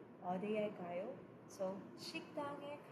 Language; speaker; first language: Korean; non-native, fluent; Cebuano